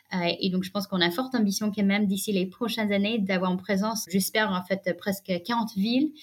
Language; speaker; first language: French; non-native, fluent; English